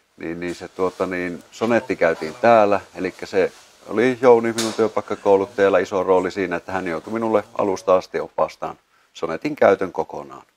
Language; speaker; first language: Finnish; native; Finnish